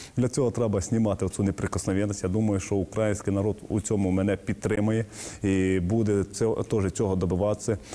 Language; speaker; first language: Ukrainian; native; Ukrainian